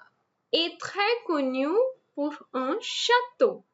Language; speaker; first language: French; non-native, fluent; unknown